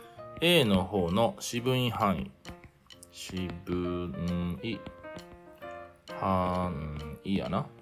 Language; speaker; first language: Japanese; native; Japanese